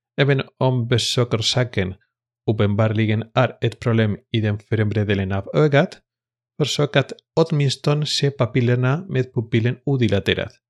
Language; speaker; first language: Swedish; non-native, fluent; Spanish